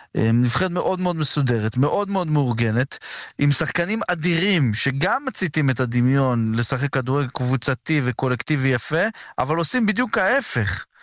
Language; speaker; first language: Hebrew; native; Hebrew